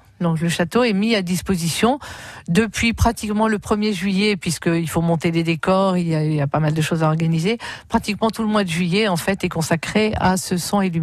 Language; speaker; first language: French; native; French